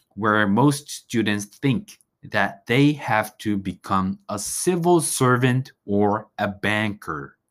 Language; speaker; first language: English; non-native, fluent; Japanese